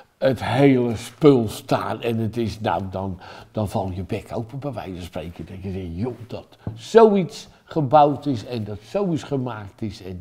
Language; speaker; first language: Dutch; native; Dutch